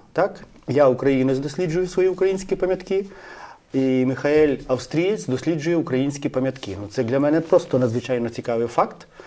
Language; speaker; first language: Ukrainian; native; Ukrainian